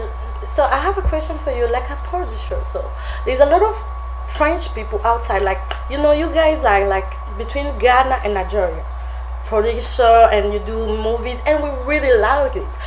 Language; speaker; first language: English; non-native, learner; French